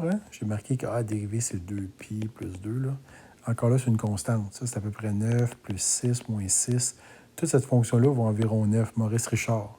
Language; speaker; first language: French; native; French